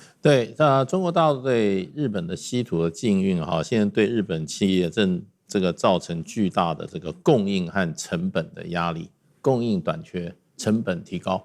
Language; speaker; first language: Chinese; native; Chinese